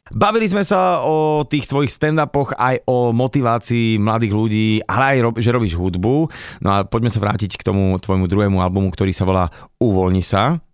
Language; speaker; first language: Slovak; native; Slovak